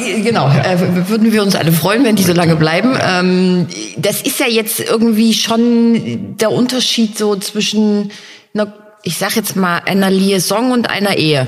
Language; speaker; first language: German; native; German